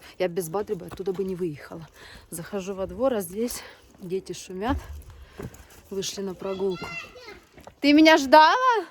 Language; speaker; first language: Russian; native; Russian